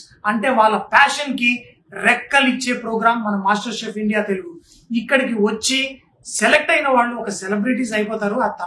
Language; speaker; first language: Telugu; native; Telugu